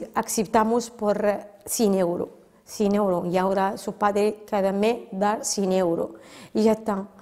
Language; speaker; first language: Spanish; non-native, fluent; Arabic